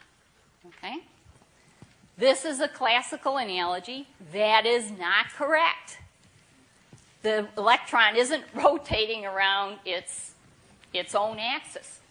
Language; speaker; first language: English; native; English